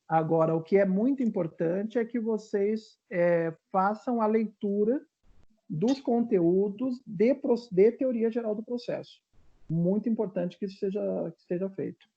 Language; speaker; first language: Portuguese; native; Portuguese